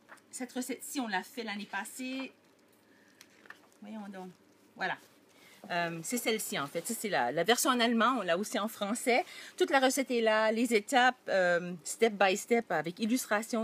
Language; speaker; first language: French; early bilingual, heritage; French